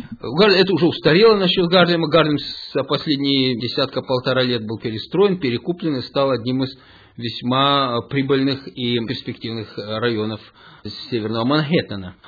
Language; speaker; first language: Russian; early bilingual, heritage; Russian